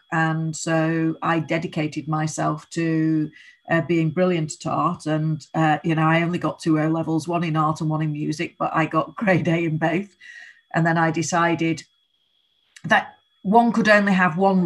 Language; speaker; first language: English; native; English